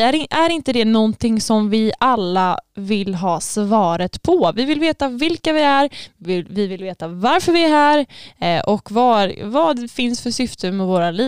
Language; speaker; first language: Swedish; native; Swedish